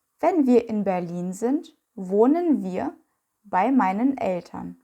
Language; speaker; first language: German; non-native, fluent; Ukrainian